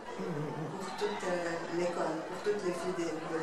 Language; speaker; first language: French; non-native, fluent; Arabic